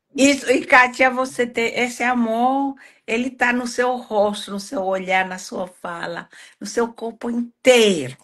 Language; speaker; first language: Portuguese; non-native, fluent; Swahili